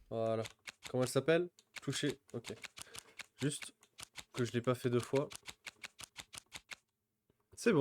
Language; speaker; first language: French; native; French